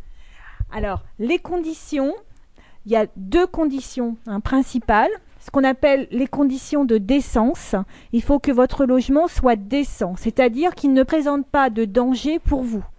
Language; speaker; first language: French; native; French